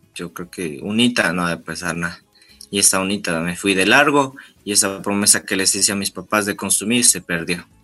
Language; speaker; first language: Spanish; native; Spanish